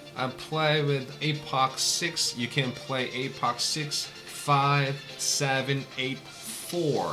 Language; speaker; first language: English; non-native, fluent; Korean